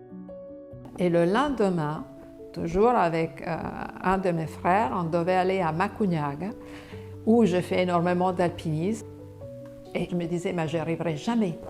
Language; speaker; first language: French; non-native, fluent; Italian